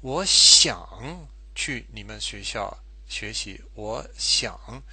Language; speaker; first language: Chinese; non-native, fluent; English